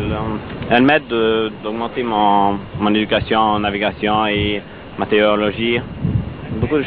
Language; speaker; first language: French; non-native, learner; Arabic